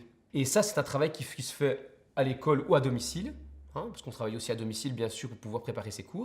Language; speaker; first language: French; native; French